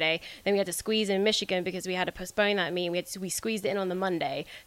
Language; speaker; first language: English; native; English